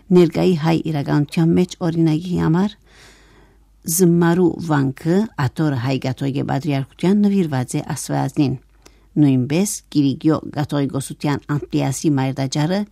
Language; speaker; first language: Armenian; native; Armenian